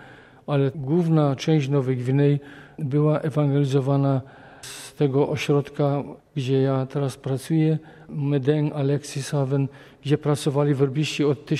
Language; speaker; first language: Polish; native; Polish